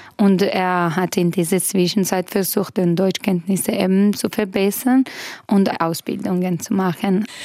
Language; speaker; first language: German; non-native, fluent; Persian